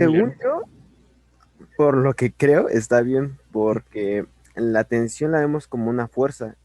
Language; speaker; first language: Spanish; native; Spanish